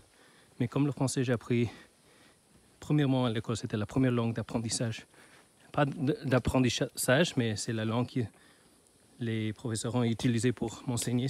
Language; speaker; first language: French; non-native, learner; Chinese